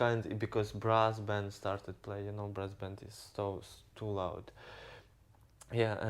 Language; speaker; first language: English; non-native, learner; Ukrainian